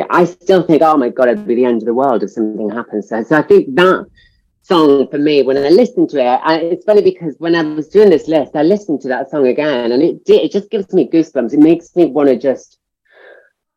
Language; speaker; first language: English; native; English